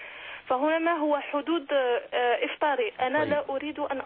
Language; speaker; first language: Arabic; native; Arabic